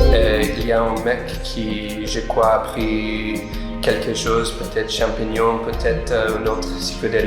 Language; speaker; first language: French; non-native, learner; English